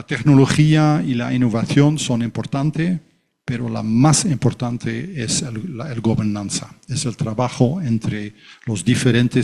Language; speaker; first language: Spanish; non-native, fluent; Dutch